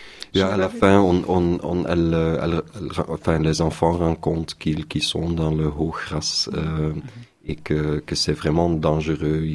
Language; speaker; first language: French; non-native, local second language; Dutch